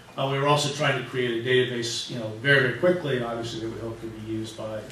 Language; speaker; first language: English; native; English